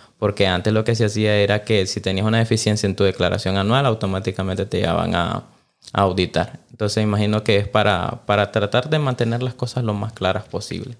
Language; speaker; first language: Spanish; native; Spanish